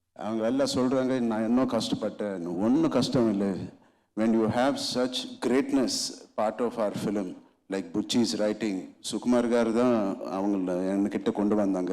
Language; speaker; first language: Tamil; non-native, local second language; Telugu